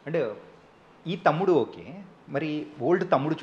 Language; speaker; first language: Telugu; native; Telugu